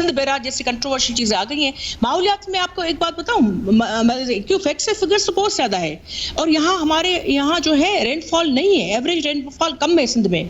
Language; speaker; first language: Urdu; non-native, local second language; Sindhi